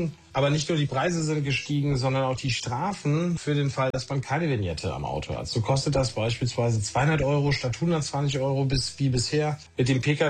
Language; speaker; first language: German; native; German